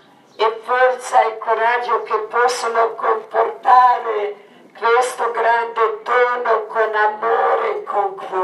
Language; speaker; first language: Italian; non-native, learner; Croatian